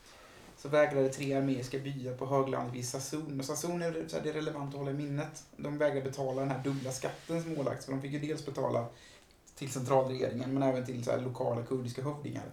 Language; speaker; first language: Swedish; native; Swedish